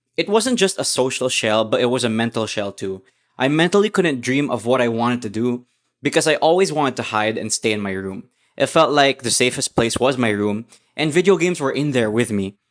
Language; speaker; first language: English; non-native, local second language; Filipino